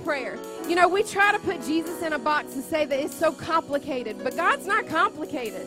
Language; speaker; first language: English; native; English